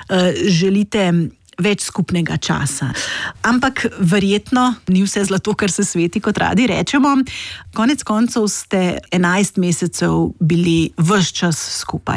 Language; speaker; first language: Slovenian; native; Slovenian